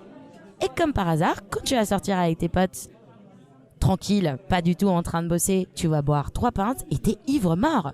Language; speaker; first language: French; non-native, fluent; Spanish